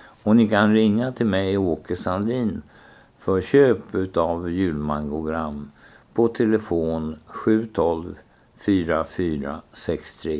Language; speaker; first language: Swedish; native; Swedish